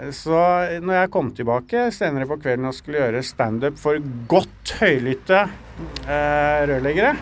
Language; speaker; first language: Norwegian; native; Norwegian